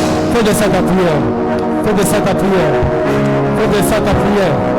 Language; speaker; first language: French; non-native, local second language; Swahili